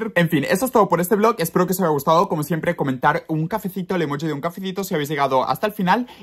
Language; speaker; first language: Spanish; native; Spanish